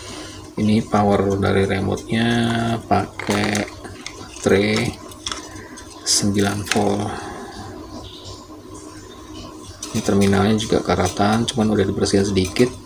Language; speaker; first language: Indonesian; native; Indonesian